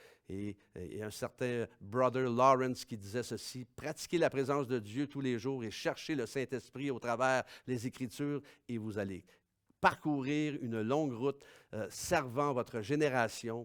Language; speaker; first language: French; native; French